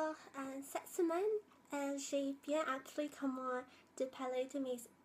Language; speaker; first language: French; non-native, learner; English